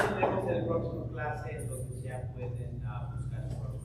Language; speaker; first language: Spanish; non-native, fluent; English